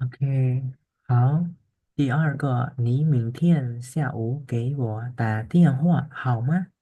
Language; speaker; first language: Chinese; non-native, fluent; Khmer